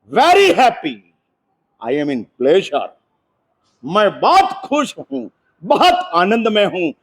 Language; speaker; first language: Hindi; non-native, local second language; Gujarati